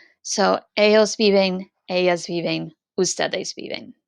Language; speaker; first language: Spanish; non-native, fluent; English